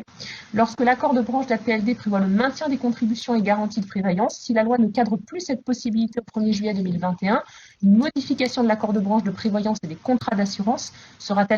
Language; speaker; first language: French; native; French